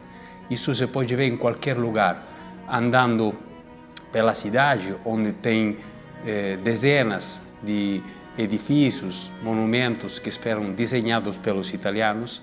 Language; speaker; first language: Portuguese; non-native, fluent; Italian